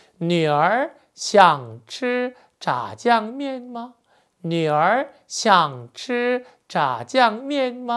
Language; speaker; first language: Chinese; non-native, fluent; Korean